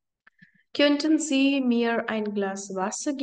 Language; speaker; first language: German; non-native, fluent; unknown